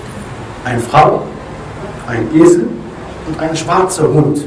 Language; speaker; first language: German; non-native, learner; Arabic